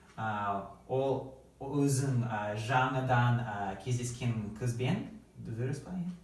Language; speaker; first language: Kazakh; non-native, learner; English